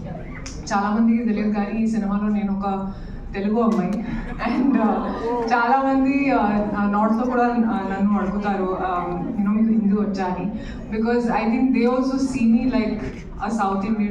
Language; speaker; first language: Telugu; non-native, fluent; Hindi